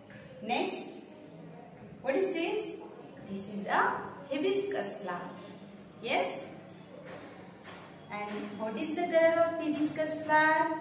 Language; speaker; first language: English; non-native, local second language; Marathi